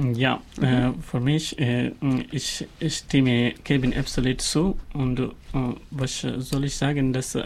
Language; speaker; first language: German; non-native, learner; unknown